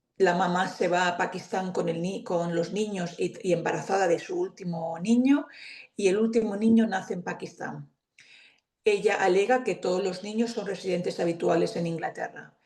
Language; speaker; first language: Spanish; native; Spanish